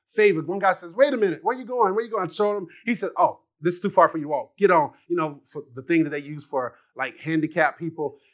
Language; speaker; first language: English; native; English